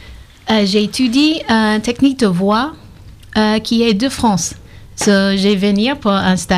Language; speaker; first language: French; non-native, learner; English